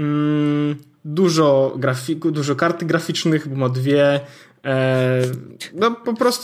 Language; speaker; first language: Polish; native; Polish